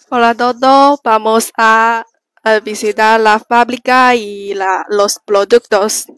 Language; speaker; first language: Spanish; non-native, learner; Chinese